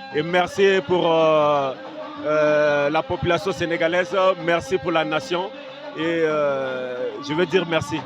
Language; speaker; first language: French; non-native, local second language; Lingala